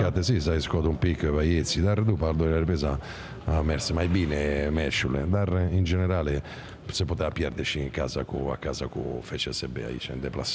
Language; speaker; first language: Romanian; non-native, fluent; Italian